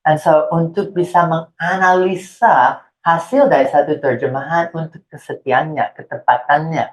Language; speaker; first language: Indonesian; non-native, fluent; English